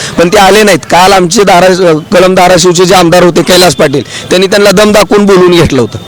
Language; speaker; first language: Marathi; native; Marathi